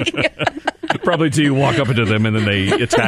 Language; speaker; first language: English; native; English